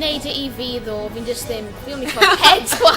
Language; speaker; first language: Welsh; non-native, local second language; English